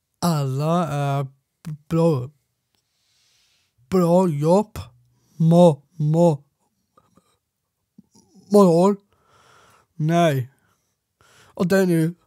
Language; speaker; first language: Swedish; non-native, learner; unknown